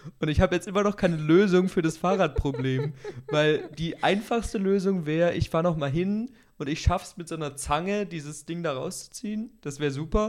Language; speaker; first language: German; native; German